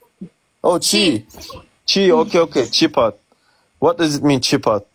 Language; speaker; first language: English; non-native, learner; Turkish